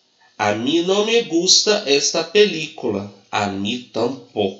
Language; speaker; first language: Spanish; non-native, fluent; Portuguese